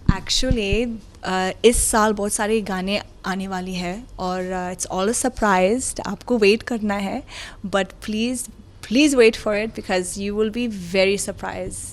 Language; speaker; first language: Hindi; non-native, learner; Arabic